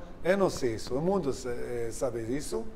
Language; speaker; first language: Portuguese; non-native, learner; Hebrew